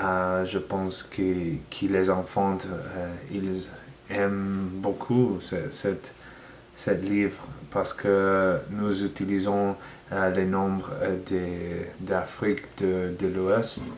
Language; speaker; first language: French; non-native, learner; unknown